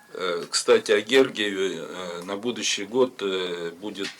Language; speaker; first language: Russian; native; Russian